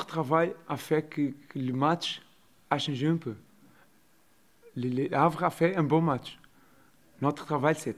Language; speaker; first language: French; non-native, learner; Portuguese